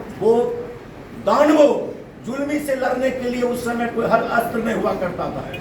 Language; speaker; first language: Hindi; native; Hindi